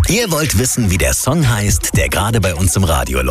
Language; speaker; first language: German; native; German